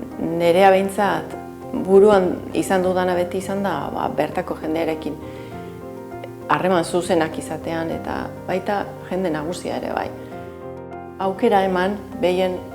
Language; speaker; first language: Basque; non-native, fluent; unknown